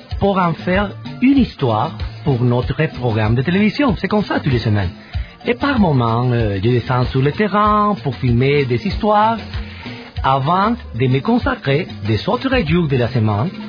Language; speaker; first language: French; non-native, fluent; Spanish